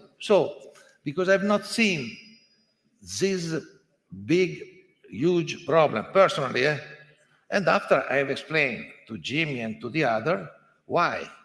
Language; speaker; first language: English; non-native, fluent; Italian